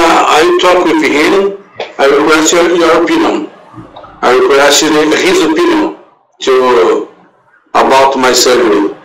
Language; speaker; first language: English; non-native, learner; Portuguese